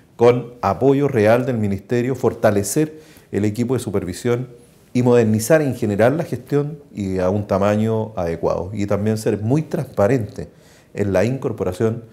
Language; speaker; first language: Spanish; native; Spanish